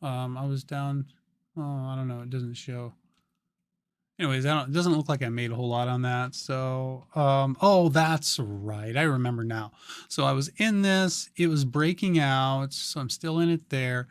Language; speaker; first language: English; native; English